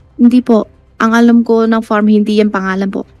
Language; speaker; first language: Filipino; non-native, learner; Chinese